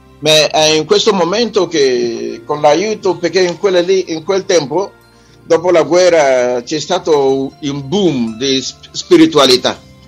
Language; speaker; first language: Italian; non-native, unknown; Igbo